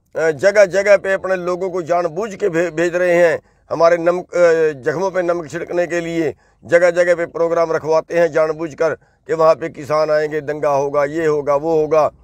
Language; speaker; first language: Hindi; non-native, local second language; Punjabi